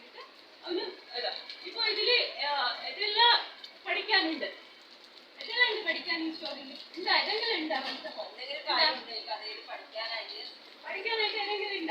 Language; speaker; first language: Malayalam; non-native, local second language; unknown